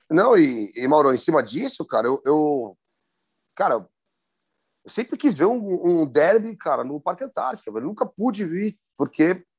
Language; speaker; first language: Portuguese; native; Portuguese